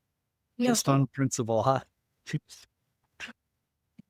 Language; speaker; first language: English; native; English